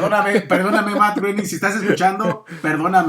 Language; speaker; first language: Spanish; native; Spanish